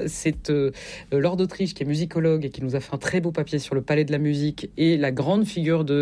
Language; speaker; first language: French; native; French